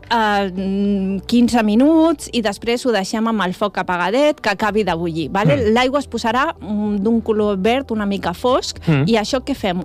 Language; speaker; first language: Catalan; non-native, local second language; Spanish